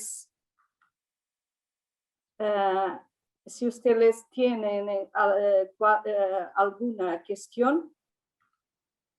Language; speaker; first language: Spanish; non-native, fluent; Portuguese